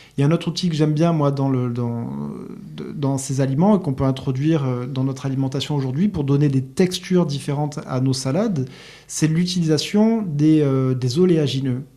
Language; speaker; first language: French; native; French